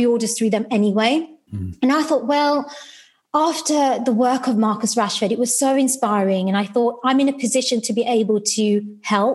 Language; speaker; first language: English; non-native, local second language; Sylheti